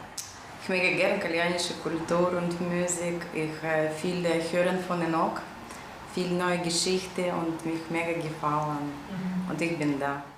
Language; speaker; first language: German; non-native, learner; Korean